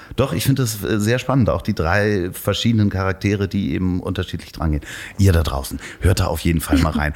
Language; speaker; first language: German; native; German